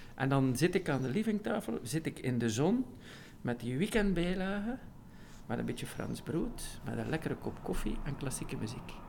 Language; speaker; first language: Dutch; native; Dutch